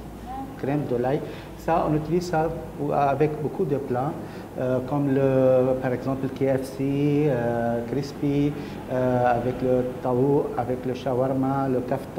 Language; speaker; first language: French; non-native, learner; Arabic